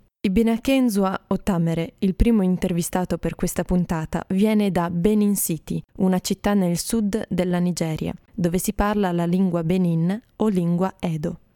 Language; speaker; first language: Italian; native; Italian